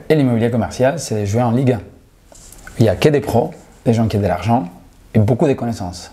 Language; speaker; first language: French; non-native, fluent; Spanish